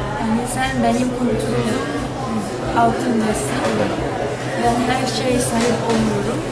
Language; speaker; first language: Turkish; non-native, learner; Korean